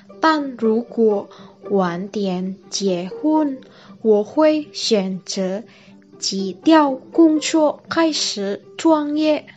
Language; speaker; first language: Chinese; non-native, learner; Indonesian